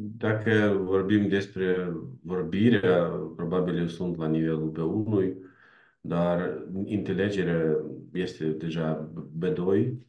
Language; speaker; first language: Romanian; non-native, learner; Ukrainian